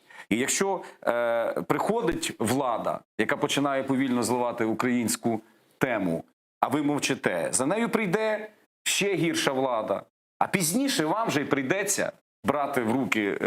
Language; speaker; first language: Ukrainian; native; Ukrainian